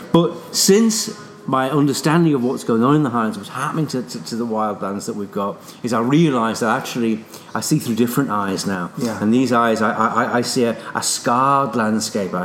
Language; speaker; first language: English; native; English